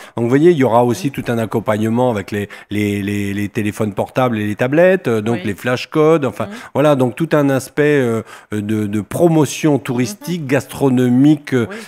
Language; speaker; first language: French; native; French